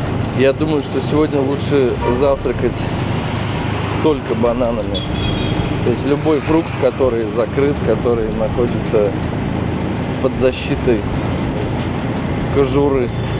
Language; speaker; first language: Russian; native; Russian